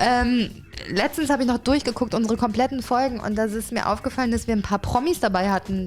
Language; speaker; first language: German; native; German